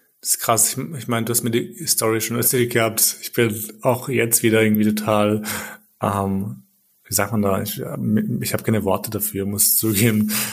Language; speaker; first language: German; early bilingual, other home language; Albanian